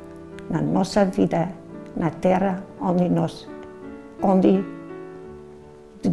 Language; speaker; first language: Portuguese; non-native, learner; Dutch